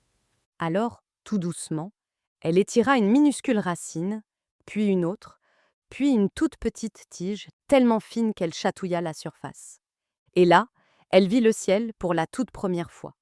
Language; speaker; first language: French; native; French